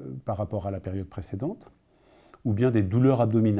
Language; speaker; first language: French; native; French